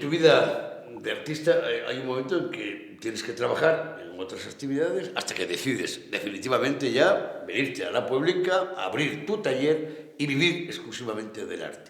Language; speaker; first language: Spanish; native; Spanish